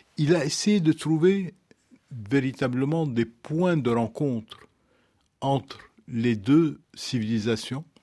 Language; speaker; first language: French; non-native, local second language; Arabic